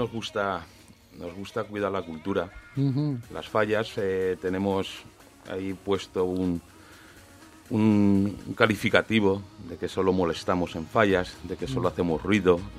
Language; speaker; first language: Spanish; native; Spanish